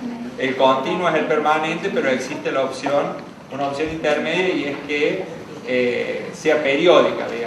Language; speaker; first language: Spanish; native; Spanish